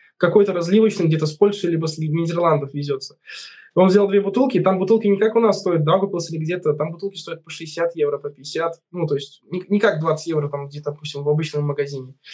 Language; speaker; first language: Russian; native; Russian